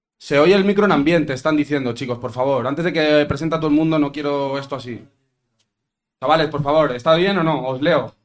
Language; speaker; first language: Spanish; native; Spanish